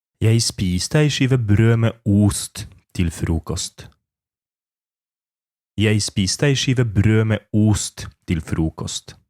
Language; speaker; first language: Norwegian; non-native, fluent; Polish